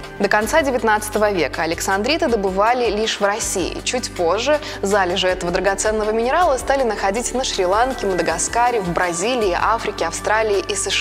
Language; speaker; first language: Russian; native; Russian